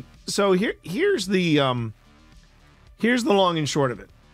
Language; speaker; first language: English; native; English